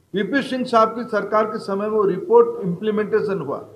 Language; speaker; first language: Hindi; non-native, local second language; Odia